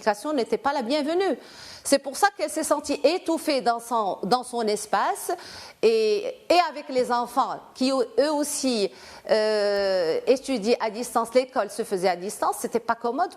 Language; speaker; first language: French; non-native, local second language; Arabic